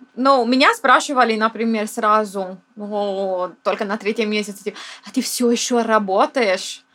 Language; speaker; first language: Russian; non-native, fluent; Italian